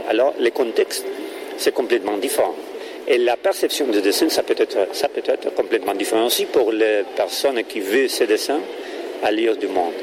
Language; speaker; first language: French; non-native, learner; Catalan